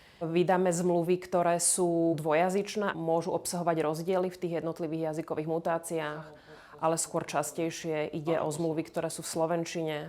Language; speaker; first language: Slovak; native; Slovak